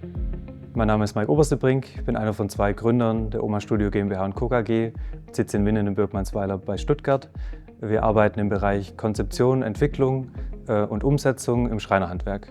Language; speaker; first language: German; native; German